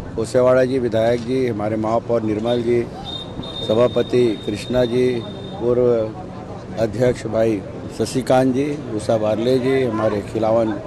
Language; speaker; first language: Hindi; native; Hindi